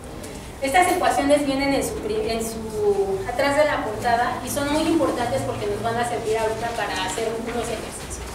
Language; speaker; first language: Spanish; native; Spanish